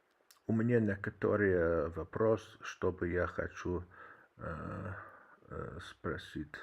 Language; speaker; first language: Russian; non-native, learner; English